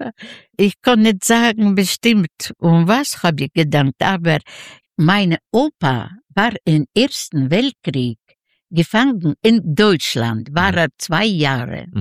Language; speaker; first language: German; non-native, learner; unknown